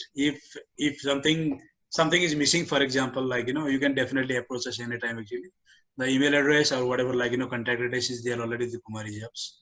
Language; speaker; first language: English; non-native, local second language; Nepali